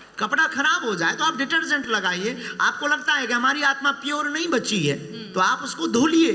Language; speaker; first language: Hindi; native; Hindi